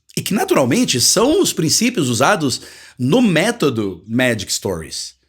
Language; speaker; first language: Portuguese; native; Portuguese